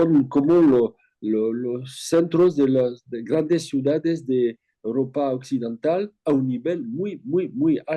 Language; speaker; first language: Spanish; non-native, fluent; French